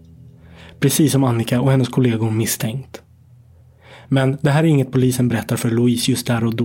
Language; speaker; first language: Swedish; native; Swedish